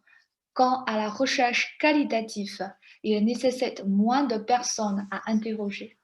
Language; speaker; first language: French; non-native, fluent; Chinese